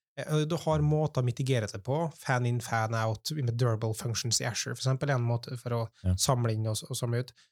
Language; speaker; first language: Norwegian; native; Norwegian